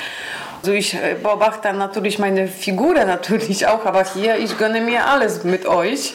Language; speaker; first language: German; non-native, learner; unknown